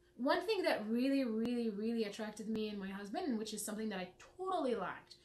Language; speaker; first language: English; non-native, fluent; Arabic